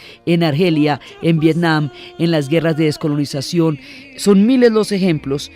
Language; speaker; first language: Spanish; native; Spanish